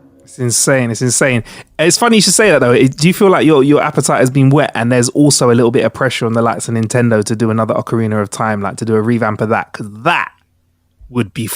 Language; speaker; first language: English; native; English